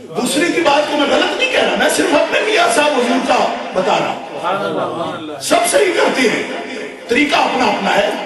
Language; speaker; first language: Urdu; native; Urdu